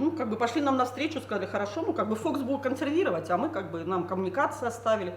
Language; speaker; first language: Russian; native; Russian